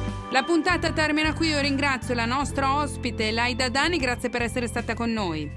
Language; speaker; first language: Italian; native; Italian